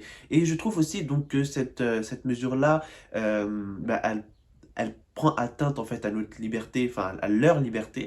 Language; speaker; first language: French; native; French